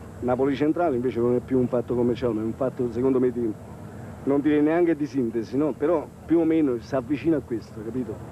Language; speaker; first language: Italian; native; Italian